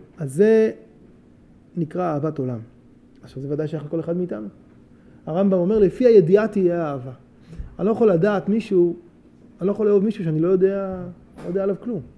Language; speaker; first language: Hebrew; native; Hebrew